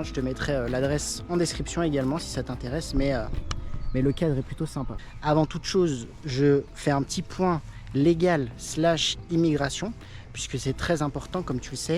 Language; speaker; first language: French; native; French